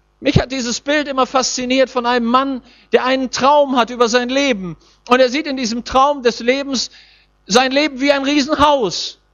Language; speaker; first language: German; native; German